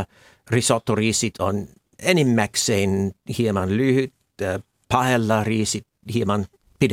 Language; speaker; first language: Finnish; non-native, fluent; English